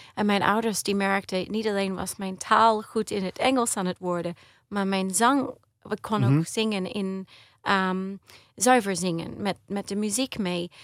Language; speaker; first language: Dutch; early bilingual, heritage; Dutch